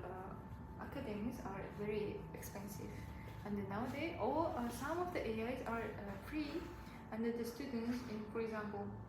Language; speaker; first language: English; non-native, learner; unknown